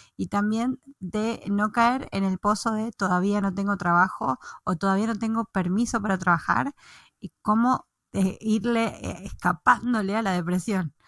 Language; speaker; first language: Spanish; native; Spanish